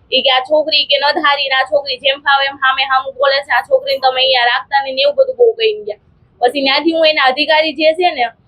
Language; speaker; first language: Gujarati; native; Gujarati